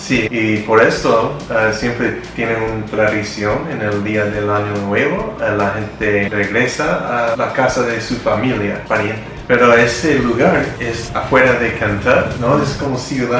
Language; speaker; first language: Spanish; non-native, learner; Vietnamese